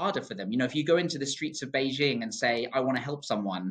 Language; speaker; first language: English; native; English